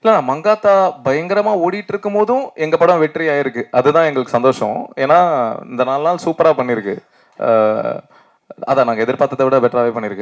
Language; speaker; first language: Tamil; native; Tamil